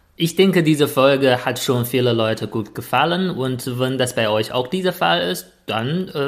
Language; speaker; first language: German; non-native, fluent; Chinese